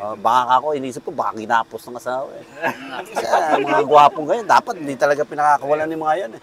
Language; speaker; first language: Filipino; native; Filipino